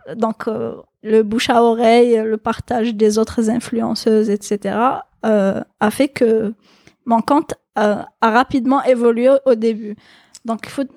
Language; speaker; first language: French; non-native, local second language; Kabyle